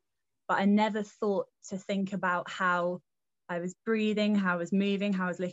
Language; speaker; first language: English; native; English